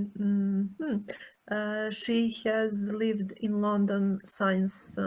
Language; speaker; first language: English; non-native, learner; Serbian